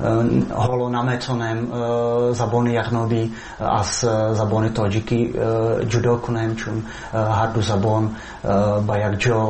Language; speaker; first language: Persian; non-native, fluent; Czech